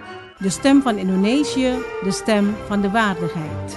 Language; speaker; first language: Dutch; non-native, fluent; Indonesian